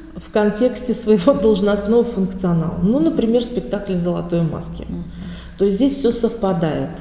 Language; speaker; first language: Russian; native; Russian